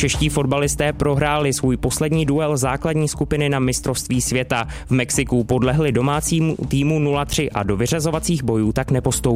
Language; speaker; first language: Czech; native; Czech